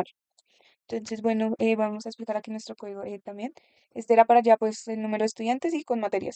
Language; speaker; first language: Spanish; native; Spanish